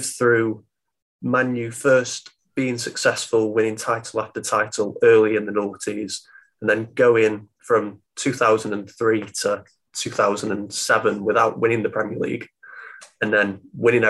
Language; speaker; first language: English; native; English